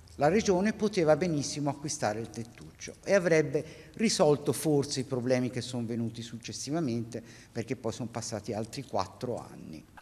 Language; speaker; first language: Italian; native; Italian